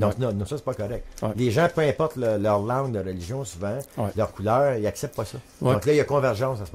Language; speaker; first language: French; native; French